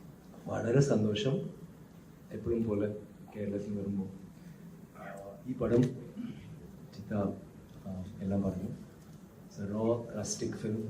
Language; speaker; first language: Malayalam; non-native, learner; Tamil